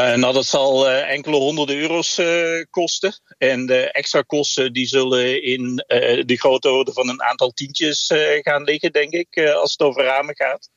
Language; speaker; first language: Dutch; native; Dutch